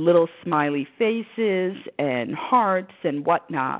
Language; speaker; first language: English; early bilingual, other home language; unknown